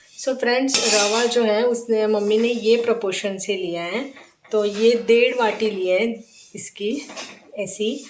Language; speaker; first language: Hindi; non-native, local second language; Konkani